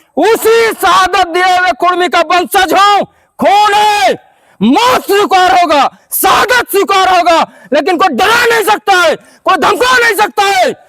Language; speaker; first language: Hindi; non-native, local second language; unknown